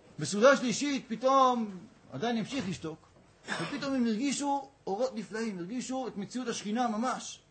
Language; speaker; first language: Hebrew; native; Hebrew